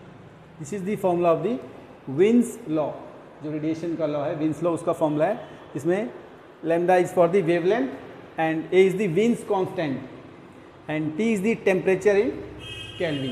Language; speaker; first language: Hindi; native; Hindi